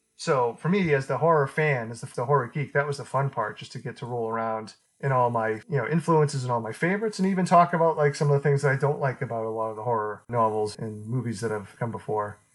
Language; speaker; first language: English; native; English